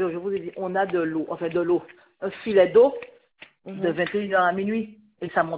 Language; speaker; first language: French; native; French